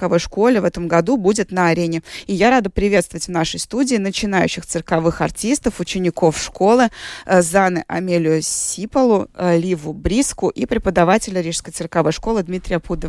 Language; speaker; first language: Russian; native; Russian